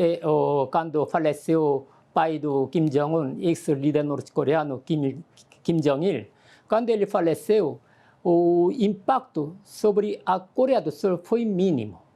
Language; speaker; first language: Portuguese; non-native, learner; Korean